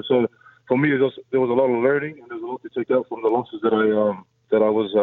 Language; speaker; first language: English; native; English